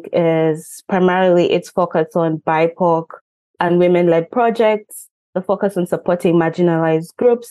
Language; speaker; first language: English; non-native, local second language; Ganda